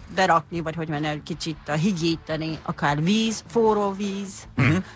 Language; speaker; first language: Hungarian; non-native, fluent; Japanese